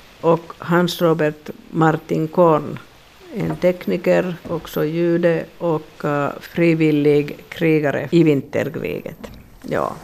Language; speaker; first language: Swedish; non-native, local second language; Finnish